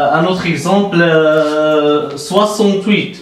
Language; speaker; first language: French; non-native, local second language; Arabic